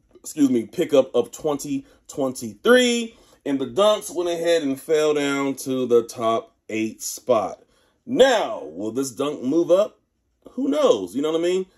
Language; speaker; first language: English; native; English